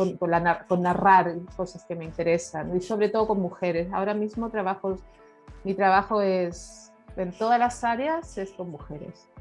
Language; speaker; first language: Spanish; native; Spanish